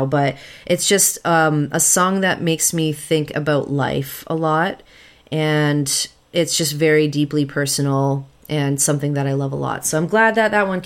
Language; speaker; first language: English; native; English